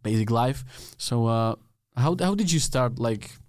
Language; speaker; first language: English; non-native, learner; Czech